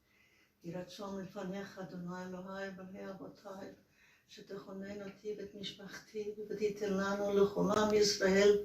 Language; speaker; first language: Hebrew; non-native, fluent; Yiddish